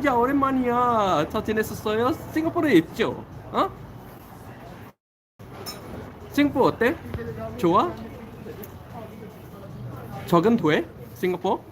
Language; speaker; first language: Korean; non-native, fluent; English